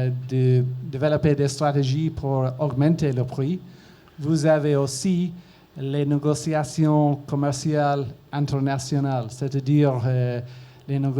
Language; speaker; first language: French; non-native, learner; English